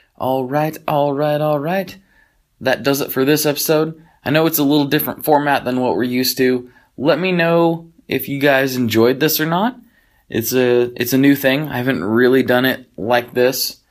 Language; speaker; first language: English; early bilingual, other home language; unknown